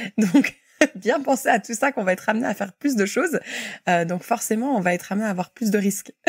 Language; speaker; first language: French; native; French